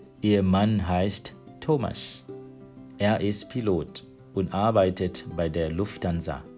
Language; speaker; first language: German; non-native, fluent; Thai